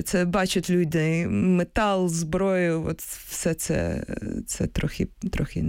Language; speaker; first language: Ukrainian; early bilingual, heritage; Ukrainian